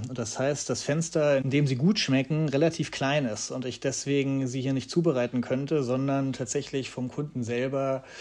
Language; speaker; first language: German; native; German